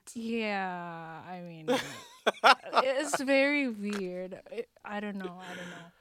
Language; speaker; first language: English; non-native, local second language; Filipino